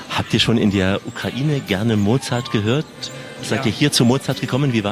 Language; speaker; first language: German; native; German